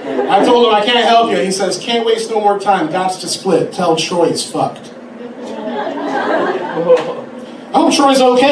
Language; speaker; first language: English; native; English